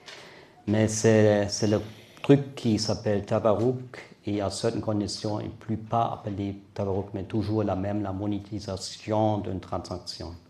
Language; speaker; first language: French; non-native, learner; German